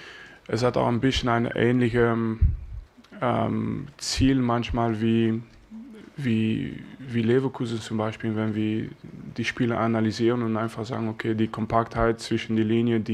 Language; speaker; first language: German; non-native, fluent; French